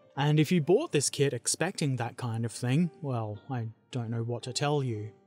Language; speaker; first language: English; native; English